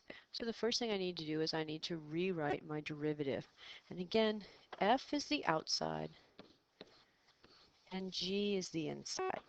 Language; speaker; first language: English; native; English